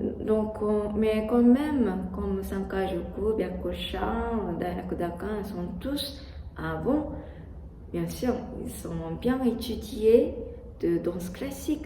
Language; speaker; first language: French; non-native, learner; Japanese